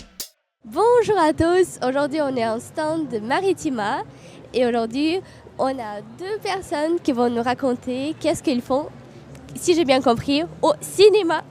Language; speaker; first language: French; non-native, fluent; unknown